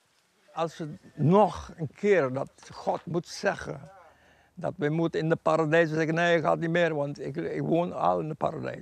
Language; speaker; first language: Dutch; non-native, local second language; Papiamento